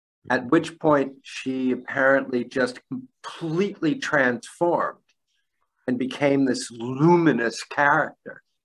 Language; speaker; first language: English; native; English